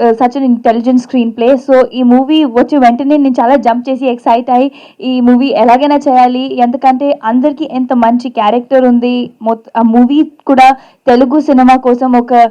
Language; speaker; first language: Telugu; non-native, fluent; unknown